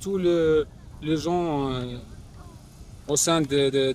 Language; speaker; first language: French; non-native, learner; Arabic